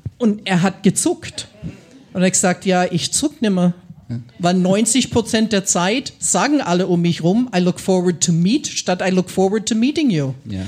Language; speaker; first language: German; non-native, fluent; English